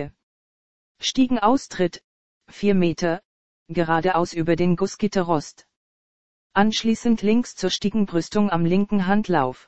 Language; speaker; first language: German; native; German